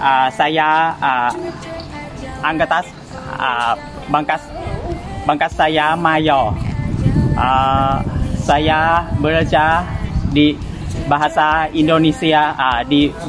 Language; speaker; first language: Indonesian; non-native, learner; Thai